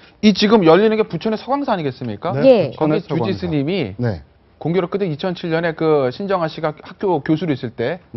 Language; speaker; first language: Korean; native; Korean